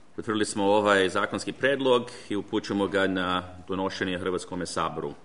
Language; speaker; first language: Croatian; early bilingual, heritage; Croatian